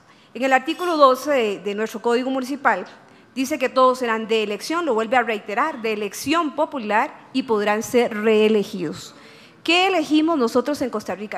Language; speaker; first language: Spanish; native; Spanish